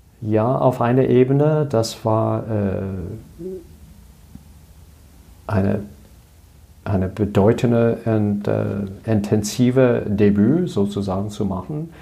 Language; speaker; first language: German; non-native, learner; English